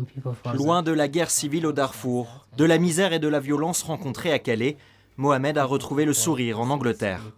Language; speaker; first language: French; native; French